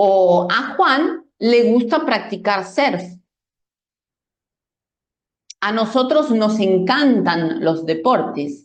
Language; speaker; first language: Spanish; non-native, fluent; Portuguese